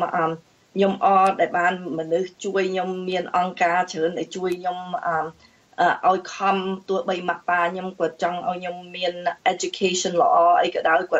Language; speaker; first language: Khmer; early bilingual, heritage; Khmer